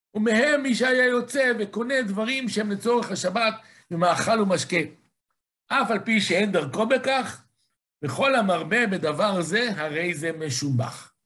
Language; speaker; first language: Hebrew; native; Hebrew